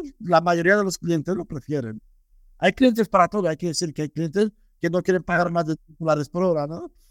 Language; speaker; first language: Spanish; non-native, fluent; Romanian